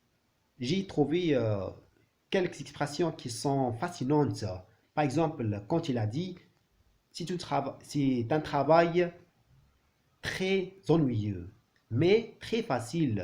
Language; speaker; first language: French; non-native, learner; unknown